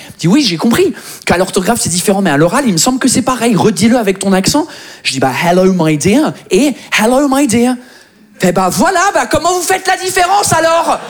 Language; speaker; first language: French; non-native, fluent; English